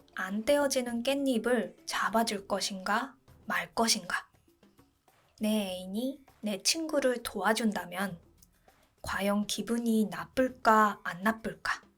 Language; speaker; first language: Korean; non-native, fluent; Japanese